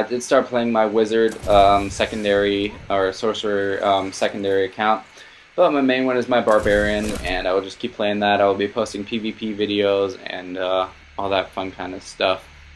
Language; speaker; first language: English; early bilingual, other home language; German